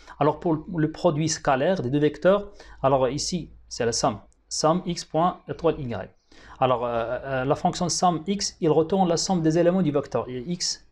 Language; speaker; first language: French; non-native, local second language; Arabic